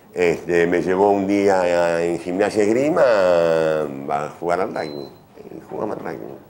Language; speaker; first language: Spanish; native; Spanish